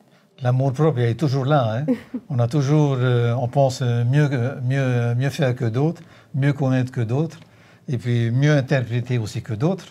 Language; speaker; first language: French; native; French